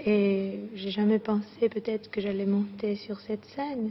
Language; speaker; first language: French; non-native, fluent; Greek